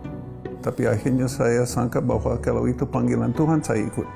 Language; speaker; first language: Indonesian; non-native, fluent; English